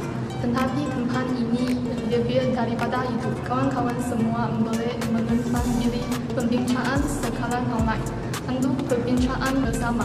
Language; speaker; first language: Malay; non-native, learner; Chinese